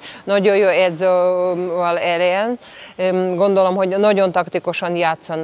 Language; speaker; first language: Hungarian; non-native, fluent; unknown